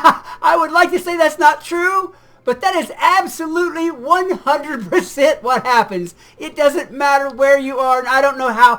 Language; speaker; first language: English; native; English